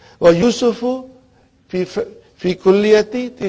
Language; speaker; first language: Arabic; non-native, fluent; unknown